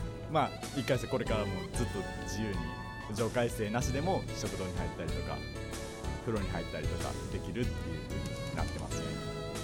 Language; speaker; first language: Japanese; native; Japanese